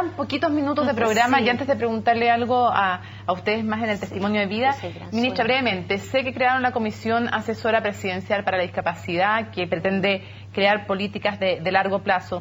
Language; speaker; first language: Spanish; native; Spanish